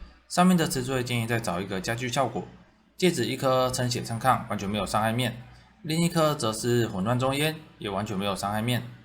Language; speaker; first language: Chinese; native; Chinese